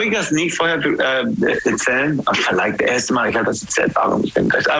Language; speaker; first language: German; non-native, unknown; English